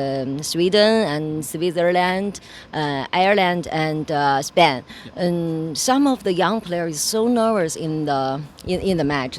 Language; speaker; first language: English; non-native, learner; Chinese